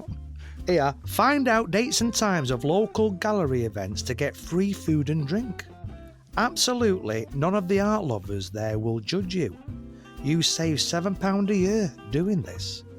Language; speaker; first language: English; native; English